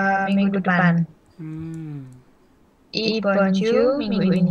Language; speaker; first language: Korean; non-native, learner; Indonesian